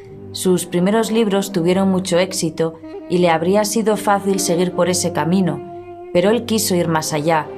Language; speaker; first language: Spanish; native; Spanish